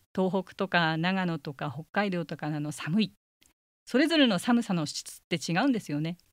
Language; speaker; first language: Japanese; native; Japanese